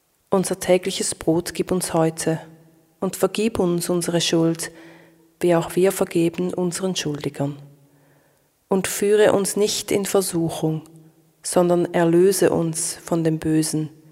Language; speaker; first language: German; native; German